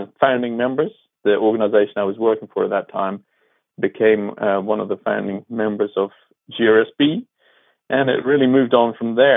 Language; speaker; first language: English; native; English